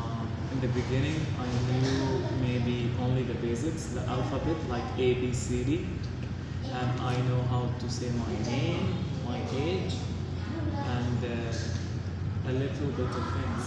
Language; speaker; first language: English; non-native, learner; Arabic